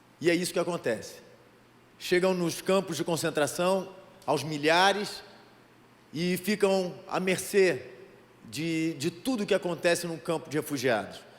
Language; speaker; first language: Portuguese; native; Portuguese